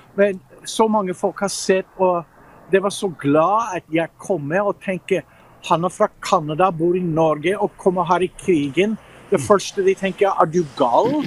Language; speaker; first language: Norwegian; non-native, fluent; English